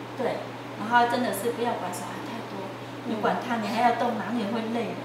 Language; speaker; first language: Chinese; non-native, fluent; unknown